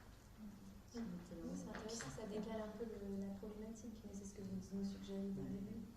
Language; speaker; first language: French; native; French